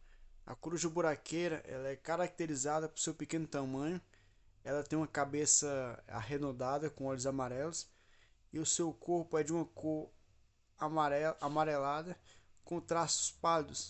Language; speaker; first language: Portuguese; native; Portuguese